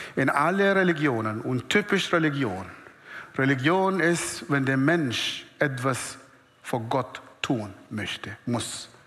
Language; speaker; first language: German; non-native, fluent; Arabic